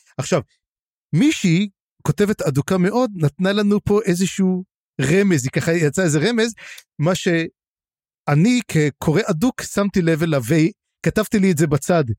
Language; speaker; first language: Hebrew; native; Hebrew